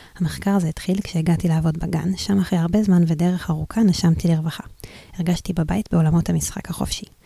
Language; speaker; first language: Hebrew; native; Hebrew